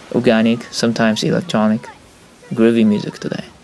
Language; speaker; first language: English; non-native, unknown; Japanese